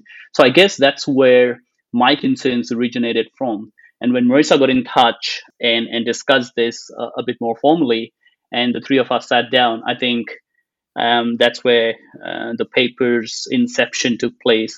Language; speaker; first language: English; non-native, local second language; Bangla